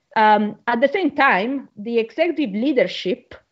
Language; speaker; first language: English; non-native, fluent; Italian